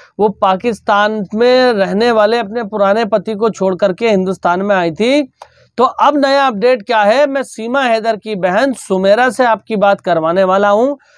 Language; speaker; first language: Hindi; native; Hindi